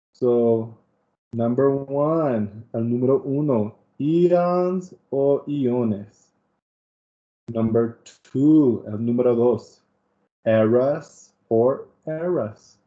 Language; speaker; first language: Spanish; non-native, learner; English